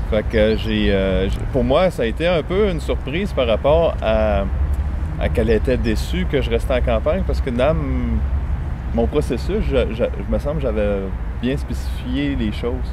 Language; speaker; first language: French; native; French